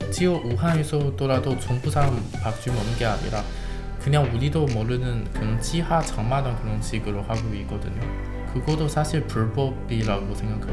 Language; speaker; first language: Korean; non-native, learner; Chinese